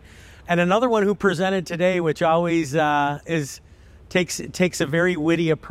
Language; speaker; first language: English; native; English